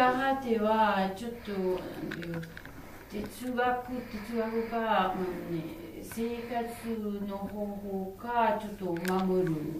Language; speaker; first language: Japanese; non-native, learner; French